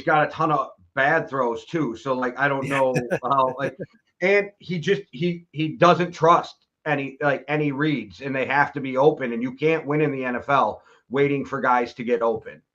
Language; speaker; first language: English; native; English